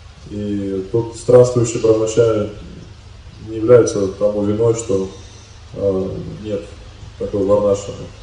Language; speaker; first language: Russian; native; Russian